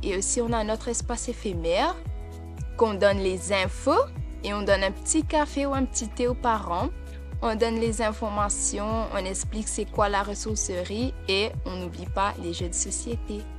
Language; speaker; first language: French; non-native, local second language; Morisyen